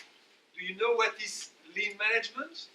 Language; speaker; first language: English; non-native, fluent; French